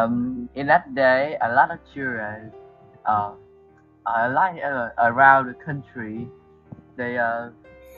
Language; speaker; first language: English; non-native, learner; Vietnamese